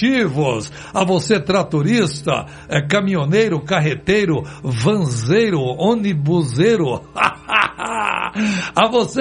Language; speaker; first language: Portuguese; native; Portuguese